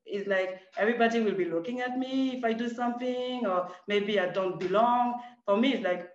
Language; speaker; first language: English; non-native, fluent; French